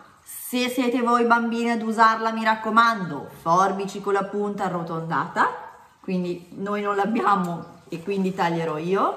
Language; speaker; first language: Italian; native; Italian